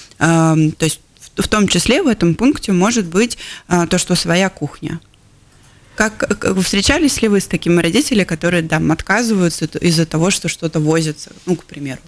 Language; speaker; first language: Russian; native; Russian